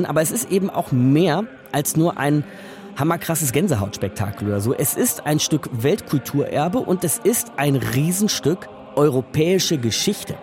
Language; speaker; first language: German; native; German